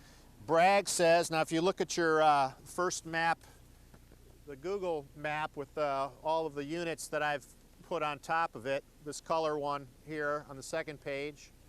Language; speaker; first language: English; native; English